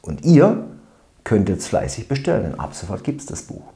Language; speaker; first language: German; native; German